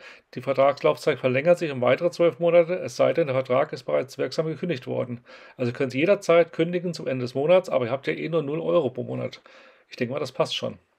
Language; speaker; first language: German; native; German